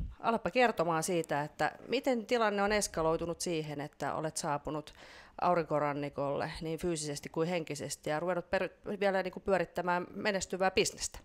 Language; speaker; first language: Finnish; native; Finnish